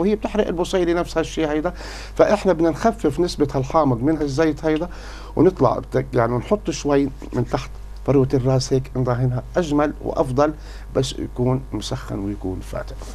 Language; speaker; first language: Arabic; native; Arabic